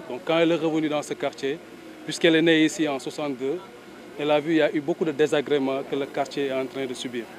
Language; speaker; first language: French; non-native, local second language; Wolof